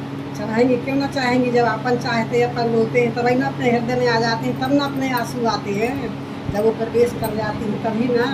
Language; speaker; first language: Hindi; native; Hindi